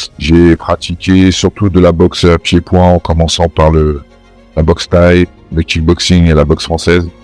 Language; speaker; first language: French; native; French